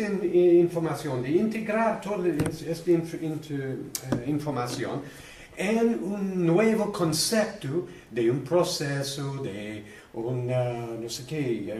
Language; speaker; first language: Spanish; non-native, learner; English